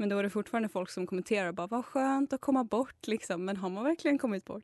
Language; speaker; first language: Swedish; native; Swedish